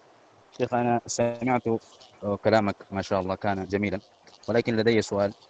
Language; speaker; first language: Arabic; non-native, fluent; Urdu